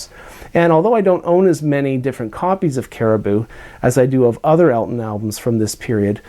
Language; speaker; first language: English; native; English